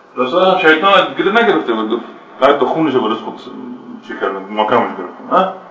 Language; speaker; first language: Persian; native; Persian